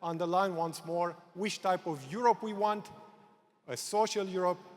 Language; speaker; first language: English; non-native, fluent; Romanian